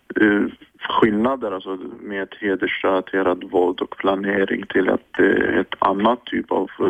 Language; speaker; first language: Swedish; non-native, fluent; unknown